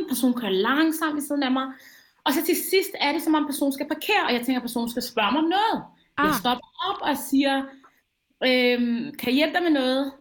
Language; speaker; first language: Danish; early bilingual, other home language; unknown